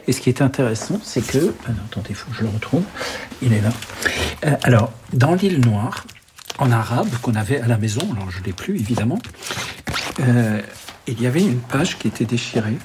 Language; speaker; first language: French; native; French